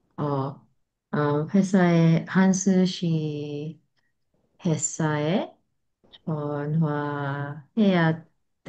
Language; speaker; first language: Korean; non-native, learner; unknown